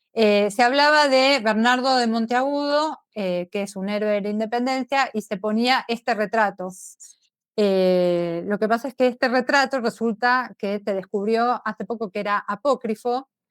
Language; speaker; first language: Spanish; native; Spanish